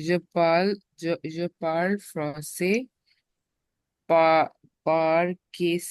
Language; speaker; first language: French; non-native, learner; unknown